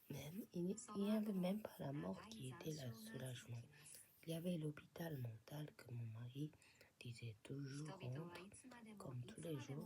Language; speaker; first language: French; non-native, fluent; Japanese